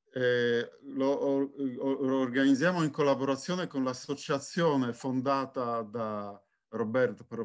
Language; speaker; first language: Italian; non-native, fluent; Polish